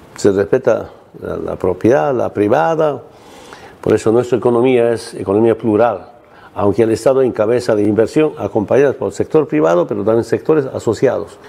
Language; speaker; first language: Spanish; non-native, local second language; Aymara